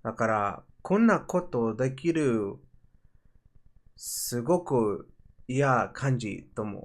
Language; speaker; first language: Japanese; non-native, learner; Spanish